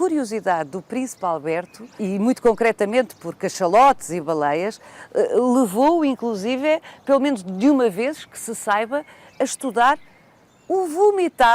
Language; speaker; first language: Portuguese; native; Portuguese